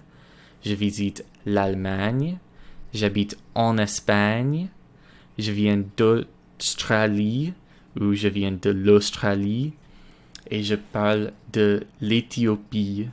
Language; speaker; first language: French; non-native, learner; English